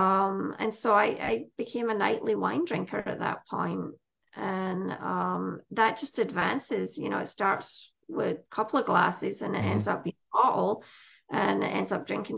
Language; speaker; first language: English; native; English